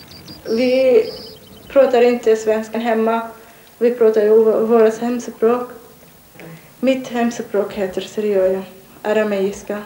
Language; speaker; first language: Swedish; non-native, learner; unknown